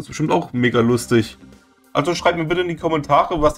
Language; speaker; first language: German; native; German